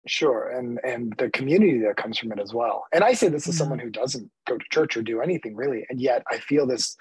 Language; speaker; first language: English; early bilingual, other home language; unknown